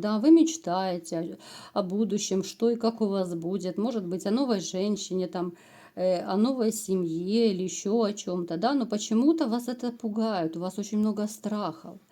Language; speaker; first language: Russian; native; Russian